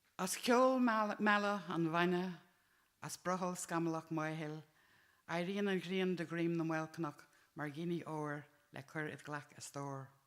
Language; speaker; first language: Irish; native; Irish